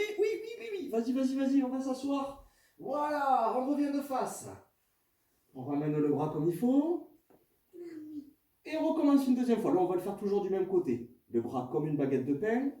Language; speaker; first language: French; native; French